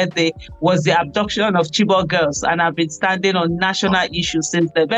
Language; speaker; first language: English; non-native, local second language; Hausa